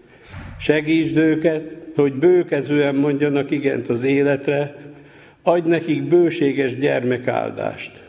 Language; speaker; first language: Hungarian; native; Hungarian